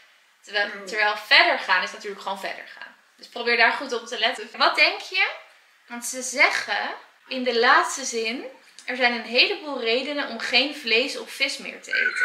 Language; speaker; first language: Dutch; native; Dutch